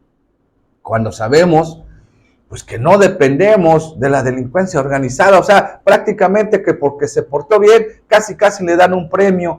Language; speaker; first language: Spanish; native; Spanish